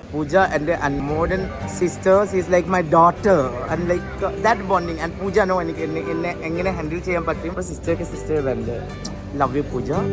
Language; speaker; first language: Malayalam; non-native, learner; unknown